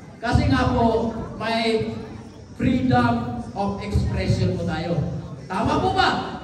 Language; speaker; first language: Filipino; non-native, local second language; Cebuano